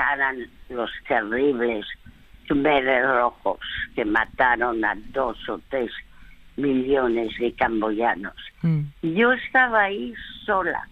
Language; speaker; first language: Spanish; early bilingual, other home language; French